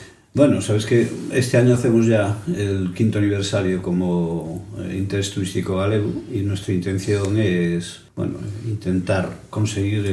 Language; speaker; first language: Spanish; native; Spanish